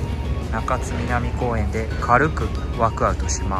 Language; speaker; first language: Japanese; native; Japanese